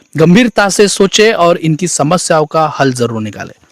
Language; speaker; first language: Hindi; non-native, local second language; Marathi